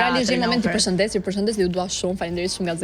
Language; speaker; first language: Albanian; native; Albanian